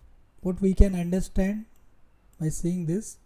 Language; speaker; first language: English; non-native, local second language; Hindi